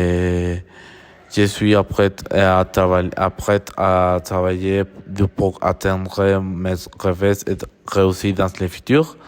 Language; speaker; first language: French; non-native, learner; Spanish